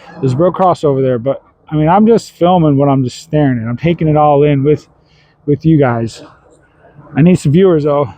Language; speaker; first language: English; native; English